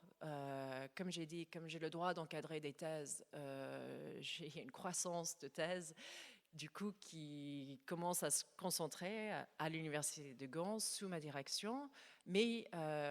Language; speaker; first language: French; non-native, fluent; English